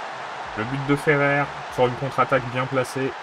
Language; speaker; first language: French; native; French